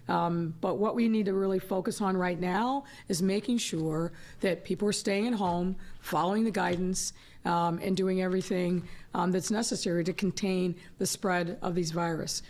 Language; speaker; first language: English; native; English